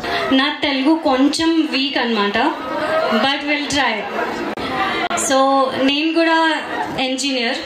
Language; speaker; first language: Telugu; non-native, local second language; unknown